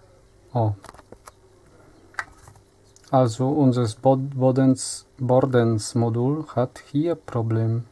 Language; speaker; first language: German; non-native, learner; Polish